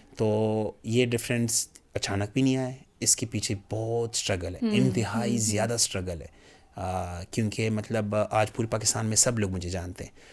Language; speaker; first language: Urdu; non-native, local second language; Pashto